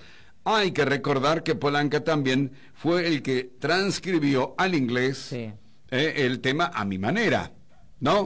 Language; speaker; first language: Spanish; native; Spanish